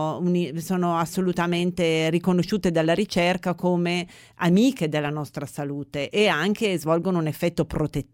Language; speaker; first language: Italian; native; Italian